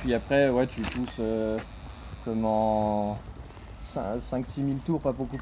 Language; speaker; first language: French; native; French